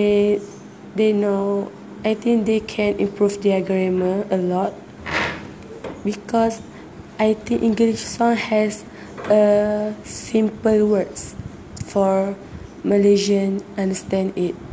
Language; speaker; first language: English; non-native, learner; Malay